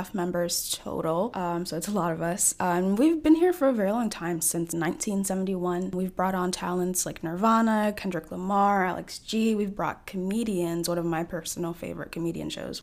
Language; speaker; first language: English; early bilingual, other home language; Haitian Creole